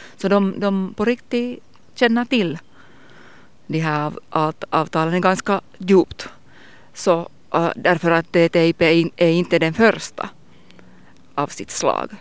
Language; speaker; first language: Swedish; non-native, local second language; Finnish